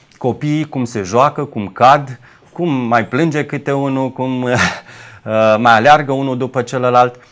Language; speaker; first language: Romanian; native; Romanian